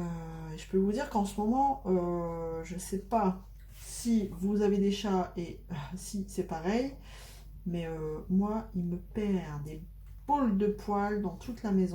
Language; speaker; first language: French; native; French